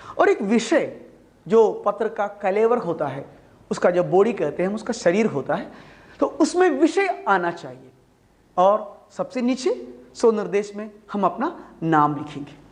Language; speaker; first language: Hindi; non-native, local second language; Malayalam